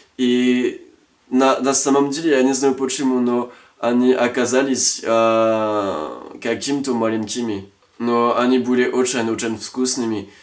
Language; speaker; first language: Russian; non-native, learner; French